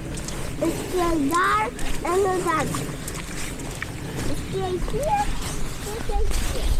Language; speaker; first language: Dutch; early bilingual, heritage; Dutch